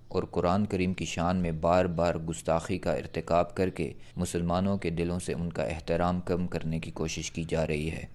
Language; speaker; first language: Urdu; native; Urdu